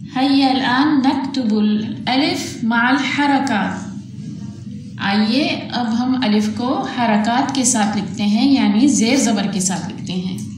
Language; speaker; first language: Urdu; native; Urdu